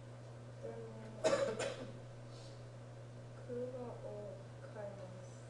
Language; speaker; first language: Japanese; non-native, learner; English